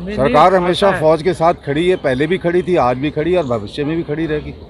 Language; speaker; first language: Hindi; native; Hindi